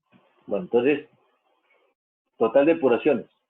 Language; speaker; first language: Spanish; native; Spanish